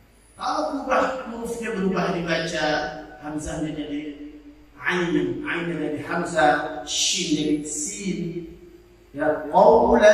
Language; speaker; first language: Arabic; non-native, fluent; Indonesian